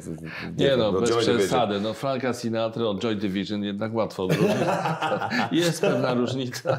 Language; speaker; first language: Polish; native; Polish